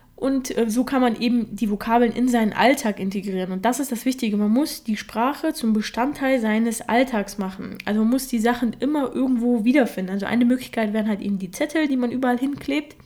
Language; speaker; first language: German; early bilingual, other home language; Russian